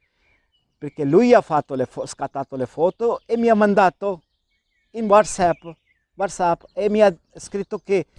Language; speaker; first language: Italian; non-native, learner; Urdu